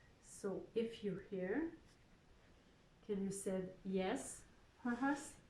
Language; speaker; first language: English; non-native, learner; French